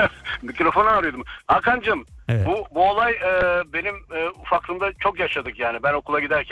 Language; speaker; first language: Turkish; early bilingual, heritage; Turkish